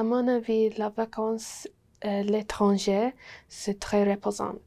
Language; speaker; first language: French; non-native, learner; English